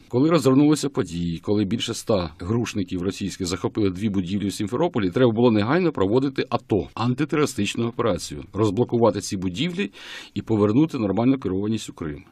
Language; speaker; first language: Ukrainian; native; Ukrainian